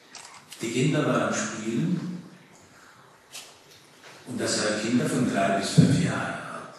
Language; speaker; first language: German; early bilingual, heritage; German